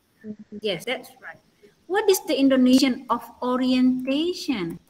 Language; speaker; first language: English; non-native, learner; Indonesian